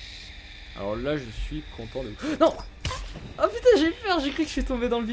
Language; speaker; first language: French; native; French